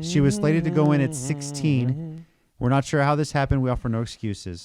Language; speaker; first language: English; native; English